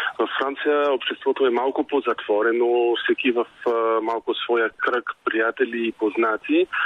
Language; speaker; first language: Bulgarian; non-native, fluent; French